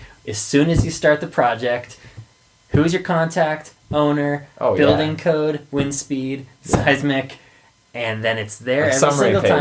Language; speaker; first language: English; native; English